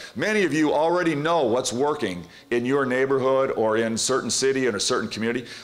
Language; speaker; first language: English; native; English